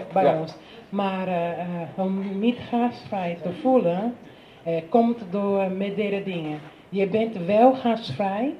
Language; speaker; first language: Dutch; non-native, learner; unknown